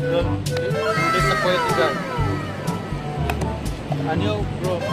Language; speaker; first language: English; non-native, learner; Filipino